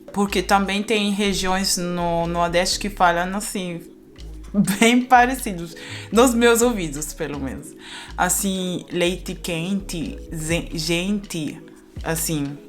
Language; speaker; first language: Portuguese; non-native, fluent; Spanish